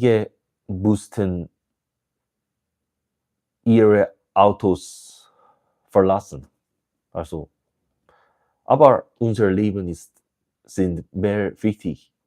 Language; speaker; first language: German; non-native, learner; English